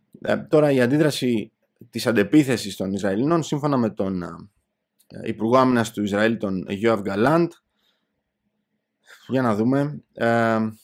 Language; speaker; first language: Greek; native; Greek